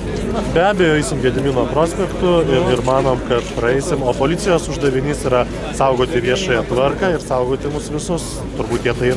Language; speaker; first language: Lithuanian; native; Lithuanian